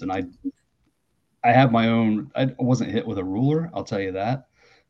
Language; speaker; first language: English; native; English